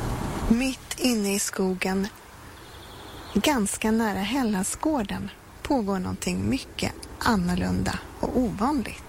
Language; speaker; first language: Swedish; native; Swedish